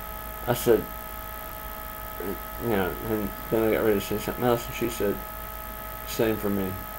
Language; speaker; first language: English; native; English